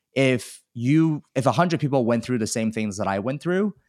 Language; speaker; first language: English; early bilingual, other home language; Chinese